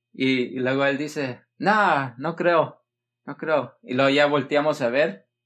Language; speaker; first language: Spanish; early bilingual, heritage; Spanish